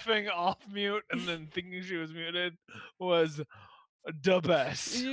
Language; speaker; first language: English; native; English